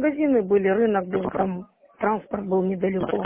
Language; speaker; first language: Russian; native; Russian